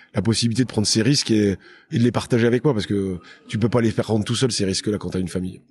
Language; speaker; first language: French; native; French